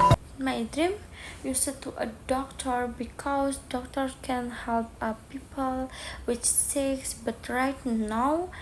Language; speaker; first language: English; non-native, learner; Indonesian